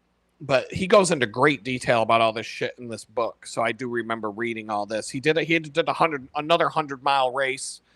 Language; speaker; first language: English; native; English